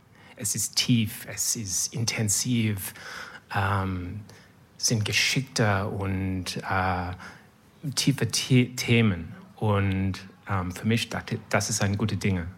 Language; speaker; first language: German; non-native, learner; French